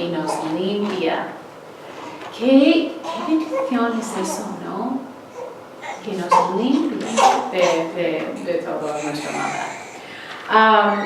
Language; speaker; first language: Spanish; non-native, fluent; English